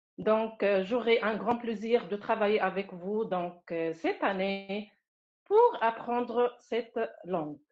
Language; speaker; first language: French; non-native, local second language; Arabic